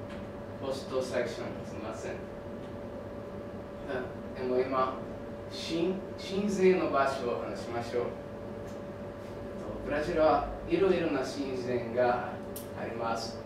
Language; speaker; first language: Japanese; non-native, learner; Portuguese